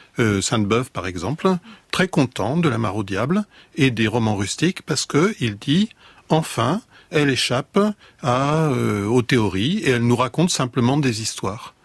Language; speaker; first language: French; native; French